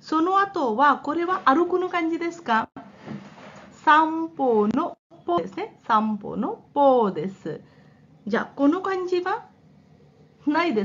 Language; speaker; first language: Japanese; non-native, fluent; Hindi